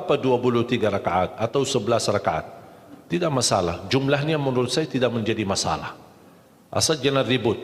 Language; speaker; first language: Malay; non-native, fluent; Arabic